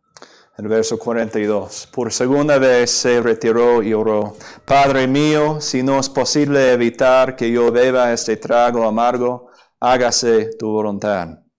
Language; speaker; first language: Spanish; non-native, fluent; English